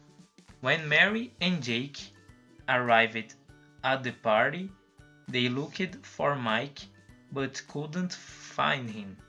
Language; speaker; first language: English; non-native, learner; Portuguese